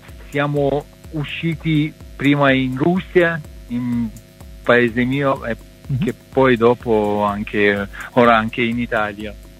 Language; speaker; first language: Italian; non-native, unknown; Russian